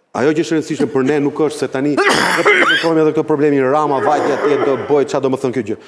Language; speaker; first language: Albanian; native; Albanian